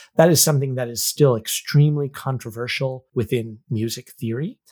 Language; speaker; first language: English; native; English